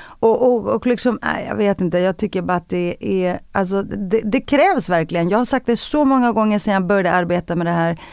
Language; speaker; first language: Swedish; early bilingual, other home language; Greek